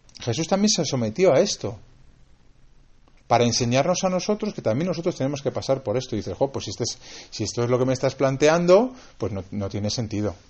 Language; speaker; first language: Spanish; native; Spanish